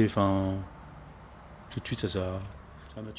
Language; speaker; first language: French; native; French